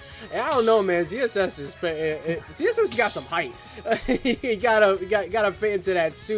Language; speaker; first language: English; native; English